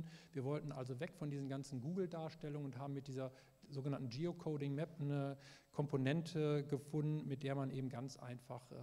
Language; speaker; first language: German; native; German